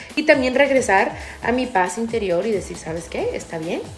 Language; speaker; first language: Spanish; early bilingual, other home language; English